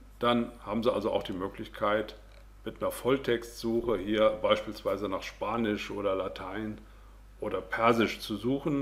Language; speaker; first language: German; native; German